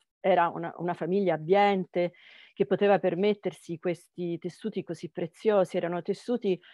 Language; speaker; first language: Italian; native; Italian